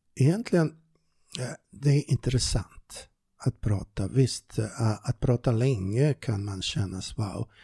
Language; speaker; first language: Swedish; non-native, fluent; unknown